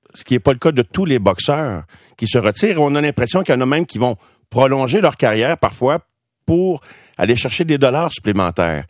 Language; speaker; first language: French; native; French